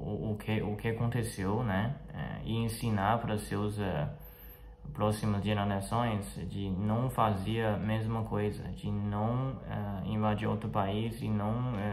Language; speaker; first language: Portuguese; non-native, fluent; Chinese